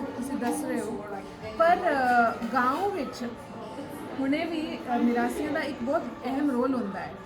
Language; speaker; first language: Punjabi; non-native, local second language; Hindi